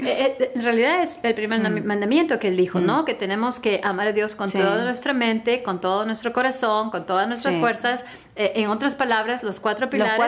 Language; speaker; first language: Spanish; native; Spanish